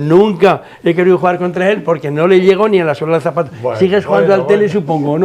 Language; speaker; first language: Spanish; native; Spanish